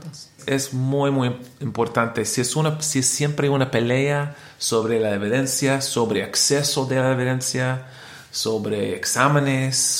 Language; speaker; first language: Spanish; non-native, learner; English